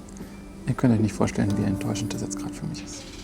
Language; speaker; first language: German; native; German